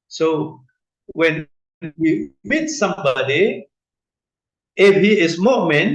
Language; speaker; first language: English; non-native, fluent; Indonesian